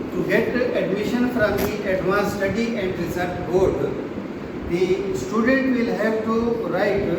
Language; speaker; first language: English; non-native, local second language; Urdu